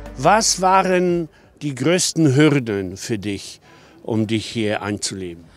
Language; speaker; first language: German; non-native, fluent; Polish